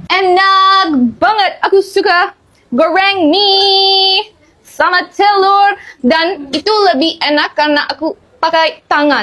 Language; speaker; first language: Indonesian; non-native, learner; English